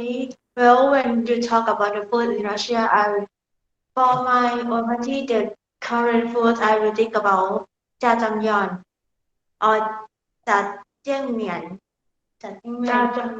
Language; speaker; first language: English; non-native, learner; Thai